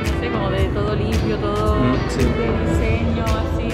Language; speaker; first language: Spanish; native; Spanish